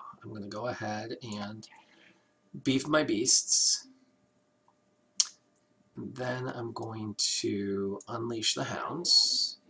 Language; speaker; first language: English; native; English